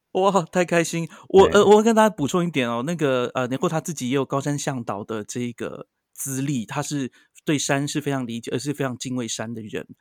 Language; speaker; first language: Chinese; native; Chinese